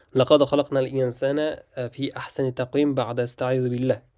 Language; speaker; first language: Arabic; non-native, fluent; Uzbek